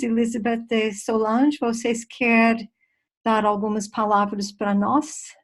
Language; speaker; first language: Portuguese; non-native, fluent; English